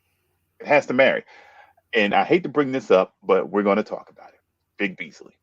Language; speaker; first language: English; native; English